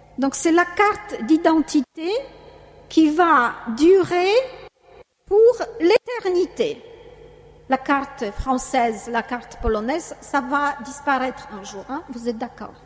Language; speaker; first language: French; non-native, fluent; Polish